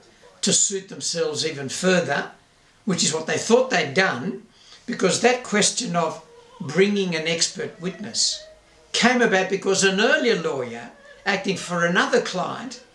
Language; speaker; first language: English; native; English